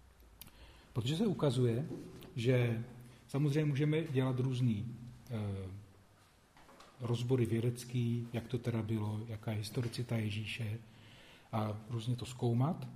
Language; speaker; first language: Czech; native; Czech